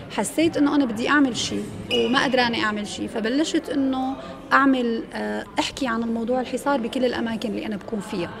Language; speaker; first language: Arabic; native; Arabic